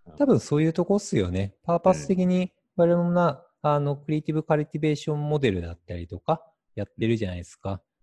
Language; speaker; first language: Japanese; native; Japanese